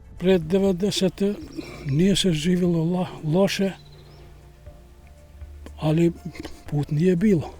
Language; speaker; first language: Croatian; non-native, local second language; Albanian